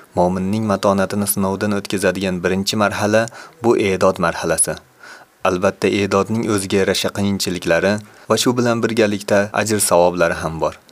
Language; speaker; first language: Uzbek; native; Uzbek